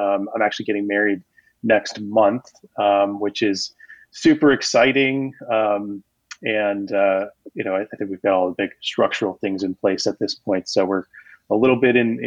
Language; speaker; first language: English; native; English